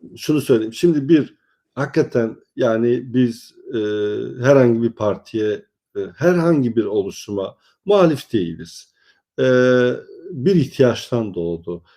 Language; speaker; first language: Turkish; non-native, local second language; Kurdish